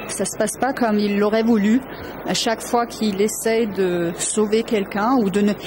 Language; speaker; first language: French; early bilingual, other home language; Danish